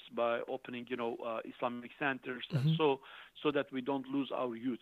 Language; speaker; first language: English; non-native, fluent; Turkish